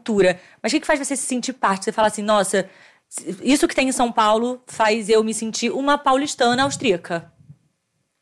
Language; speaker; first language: Portuguese; native; Portuguese